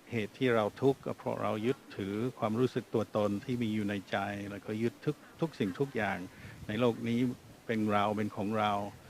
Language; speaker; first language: Thai; non-native, fluent; English